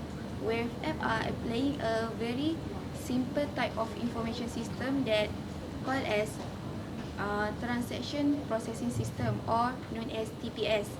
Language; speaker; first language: English; non-native, learner; Malay